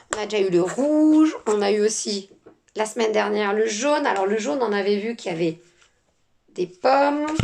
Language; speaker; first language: French; native; French